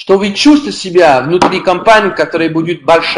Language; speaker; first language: Russian; non-native, learner; French